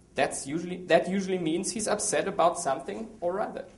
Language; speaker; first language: English; non-native, fluent; German